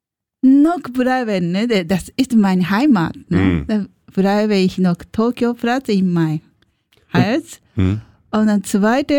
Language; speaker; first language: German; non-native, learner; Japanese